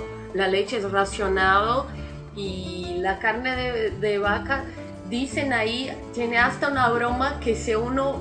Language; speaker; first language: Spanish; non-native, fluent; Portuguese